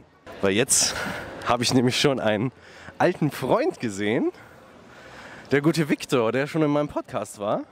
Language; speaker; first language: German; native; German